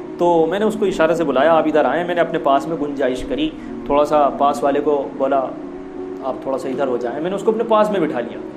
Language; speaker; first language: Urdu; native; Urdu